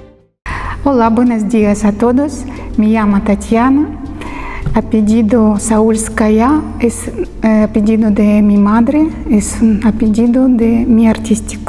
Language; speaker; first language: Spanish; non-native, learner; Russian